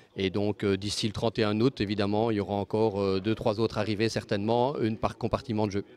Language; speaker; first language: French; native; French